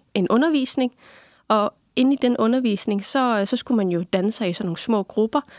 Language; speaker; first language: Danish; non-native, local second language; Kalaallisut